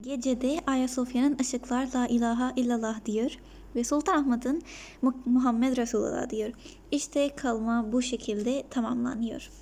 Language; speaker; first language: Turkish; non-native, learner; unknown